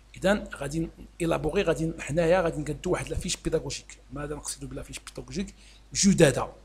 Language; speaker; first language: French; non-native, local second language; Arabic